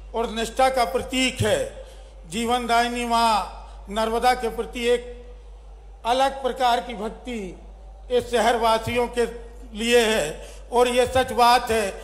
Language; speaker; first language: Hindi; native; Hindi